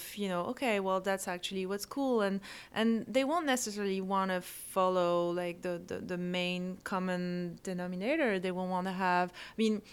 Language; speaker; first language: English; non-native, fluent; French